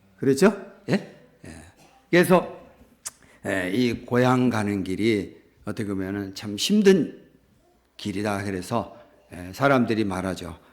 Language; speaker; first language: Korean; native; Korean